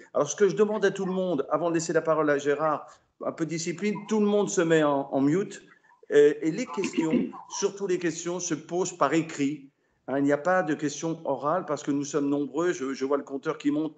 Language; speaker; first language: French; native; French